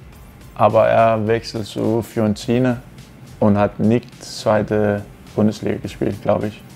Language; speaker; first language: German; non-native, fluent; Danish